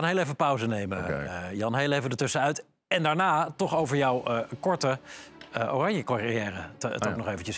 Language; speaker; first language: Dutch; native; Dutch